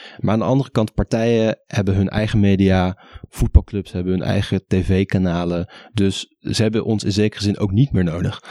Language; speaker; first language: Dutch; native; Dutch